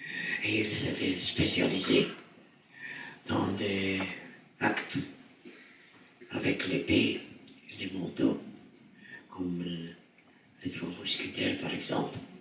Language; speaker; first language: French; non-native, fluent; Dutch